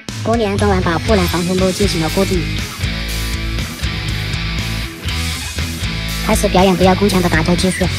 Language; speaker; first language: Chinese; native; Chinese